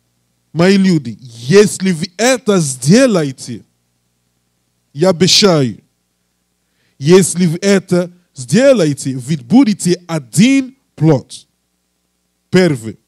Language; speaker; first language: Russian; non-native, learner; English